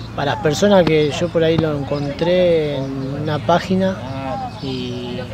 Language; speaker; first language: Spanish; native; Spanish